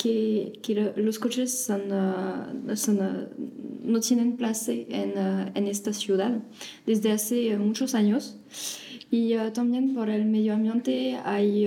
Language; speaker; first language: Spanish; non-native, learner; French